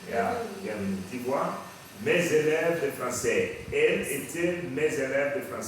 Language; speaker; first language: French; non-native, learner; Portuguese